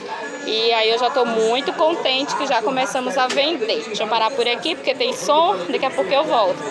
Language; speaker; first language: Portuguese; native; Portuguese